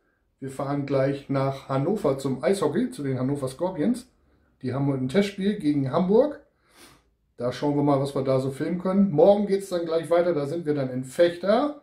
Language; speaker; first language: German; native; German